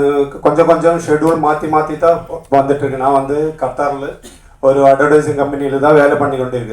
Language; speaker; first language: Tamil; non-native, learner; Malayalam